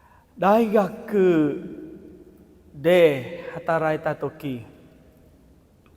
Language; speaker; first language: Japanese; non-native, fluent; Vietnamese